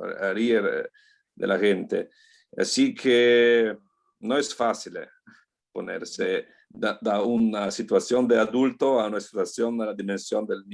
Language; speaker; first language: Spanish; non-native, learner; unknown